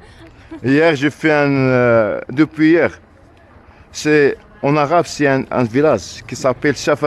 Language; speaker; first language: French; non-native, learner; Arabic